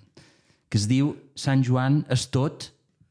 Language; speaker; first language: Catalan; native; Catalan